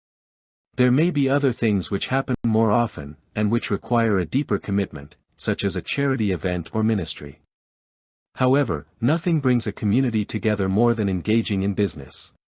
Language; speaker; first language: English; native; English